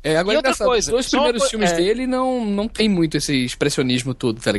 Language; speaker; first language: Portuguese; native; Portuguese